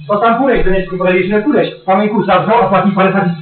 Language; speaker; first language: Czech; native; Czech